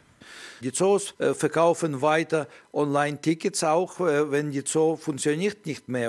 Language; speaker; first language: German; non-native, learner; Ukrainian